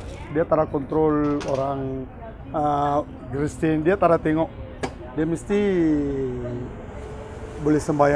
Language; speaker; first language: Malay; non-native, local second language; Tamil